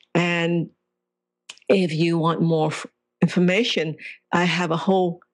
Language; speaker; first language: English; non-native, local second language; Cantonese